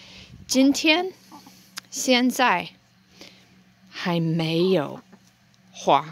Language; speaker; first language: Chinese; non-native, fluent; English